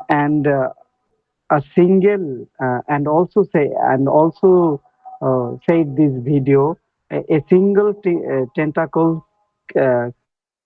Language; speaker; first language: English; non-native, learner; Bangla